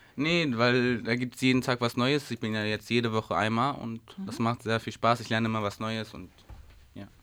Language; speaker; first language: German; native; German